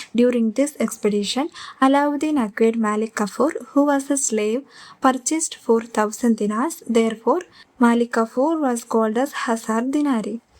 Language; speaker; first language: English; non-native, local second language; Malayalam